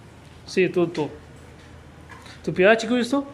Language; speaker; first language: Italian; non-native, learner; Punjabi